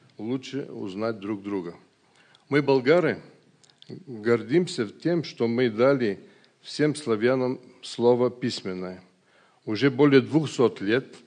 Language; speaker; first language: Russian; non-native, fluent; Bulgarian